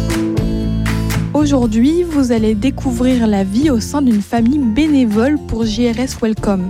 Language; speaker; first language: French; native; French